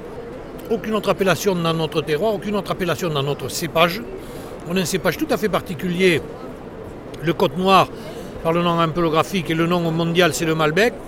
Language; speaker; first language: French; native; French